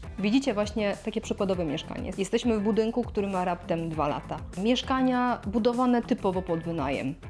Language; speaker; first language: Polish; native; Polish